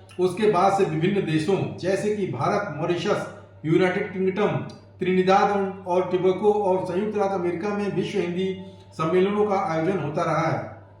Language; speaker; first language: Hindi; native; Hindi